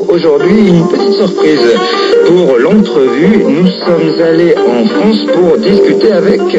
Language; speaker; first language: French; native; French